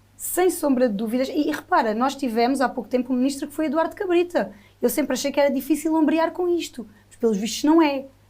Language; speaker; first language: Portuguese; native; Portuguese